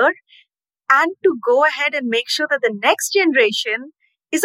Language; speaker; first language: English; non-native, local second language; Hindi